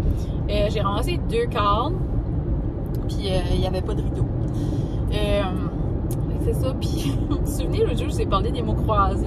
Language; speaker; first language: French; native; French